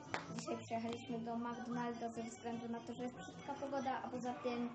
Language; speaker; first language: Polish; native; Polish